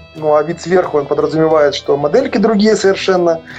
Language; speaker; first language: Russian; native; Russian